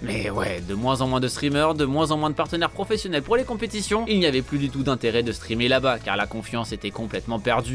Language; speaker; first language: French; native; French